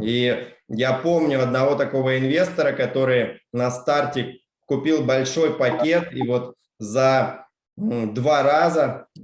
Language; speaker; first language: Russian; native; Russian